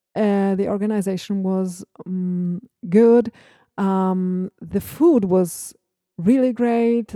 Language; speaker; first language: English; non-native, fluent; German